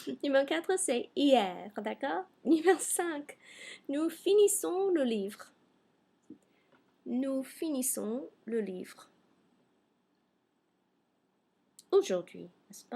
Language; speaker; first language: French; non-native, fluent; English